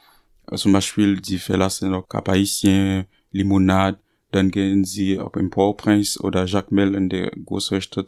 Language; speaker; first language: German; non-native, learner; Haitian Creole